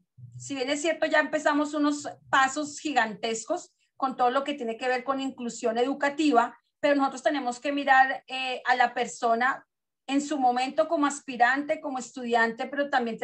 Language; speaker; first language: Spanish; native; Spanish